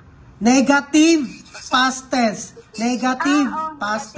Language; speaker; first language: English; non-native, local second language; Filipino